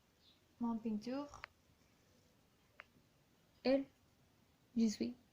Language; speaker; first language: French; non-native, learner; Spanish